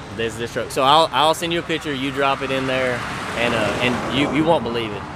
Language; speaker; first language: English; native; English